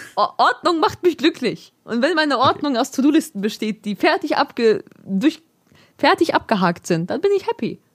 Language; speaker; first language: German; early bilingual, other home language; Polish